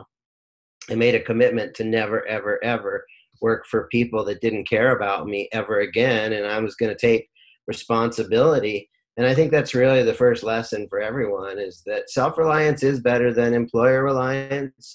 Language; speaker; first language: English; native; English